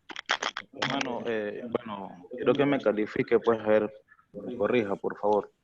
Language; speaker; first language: Spanish; native; Spanish